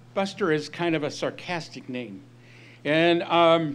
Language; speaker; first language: English; native; English